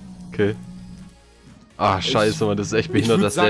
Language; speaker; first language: German; native; German